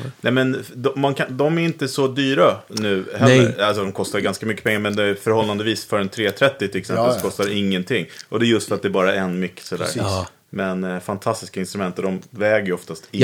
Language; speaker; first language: Swedish; native; Swedish